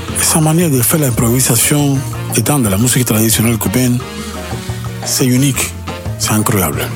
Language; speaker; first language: French; non-native, learner; Spanish